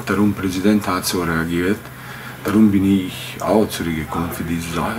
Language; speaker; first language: German; non-native, fluent; Bosnian